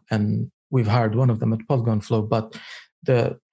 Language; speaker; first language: English; non-native, fluent; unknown